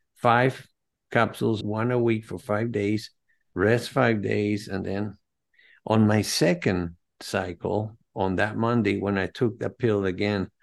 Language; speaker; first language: English; non-native, fluent; Spanish